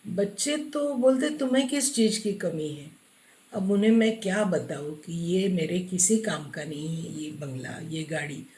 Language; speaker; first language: Hindi; non-native, local second language; Marathi